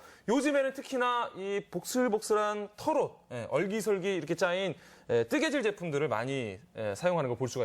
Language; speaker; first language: Korean; native; Korean